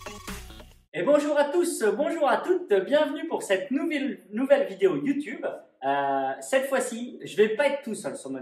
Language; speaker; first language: French; native; French